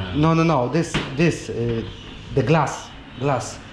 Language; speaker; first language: English; non-native, learner; Polish